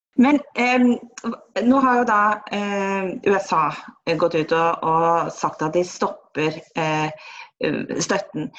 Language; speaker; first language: Norwegian; native; Norwegian